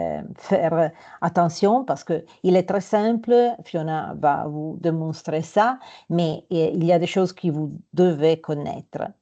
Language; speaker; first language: French; non-native, fluent; Italian